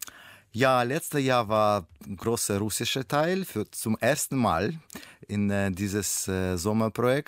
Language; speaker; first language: German; non-native, learner; Russian